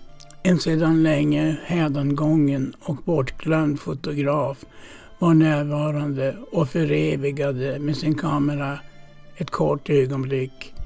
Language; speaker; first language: Swedish; native; Swedish